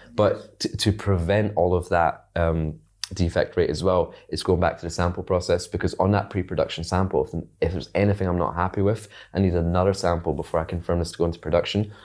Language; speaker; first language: English; native; English